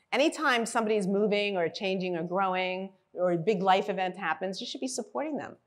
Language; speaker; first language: English; native; English